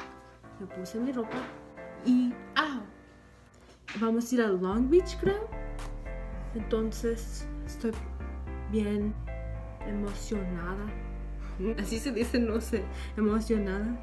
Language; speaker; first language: Spanish; early bilingual, heritage; Spanish